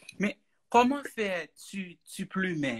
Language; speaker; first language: French; non-native, learner; Haitian Creole